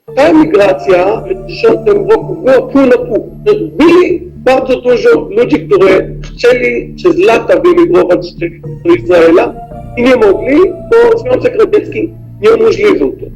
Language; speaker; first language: Polish; early bilingual, heritage; Hebrew